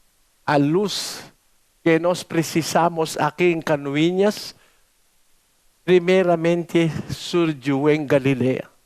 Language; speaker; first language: Portuguese; non-native, learner; Filipino